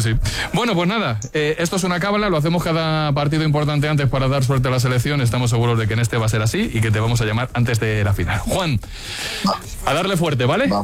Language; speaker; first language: Spanish; native; Spanish